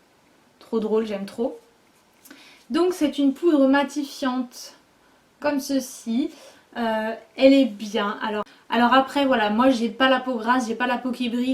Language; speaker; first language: French; native; French